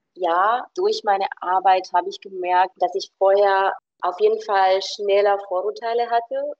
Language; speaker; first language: German; non-native, fluent; Romanian